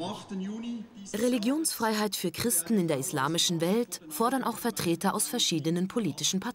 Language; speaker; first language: German; native; German